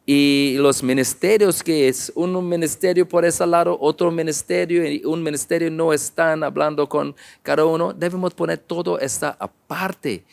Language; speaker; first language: Spanish; non-native, learner; English